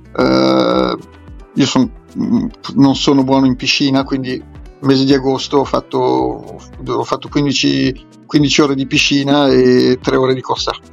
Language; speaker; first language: Italian; native; Italian